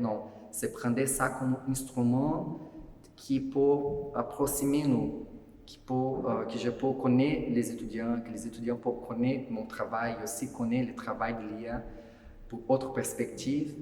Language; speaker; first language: French; non-native, fluent; Portuguese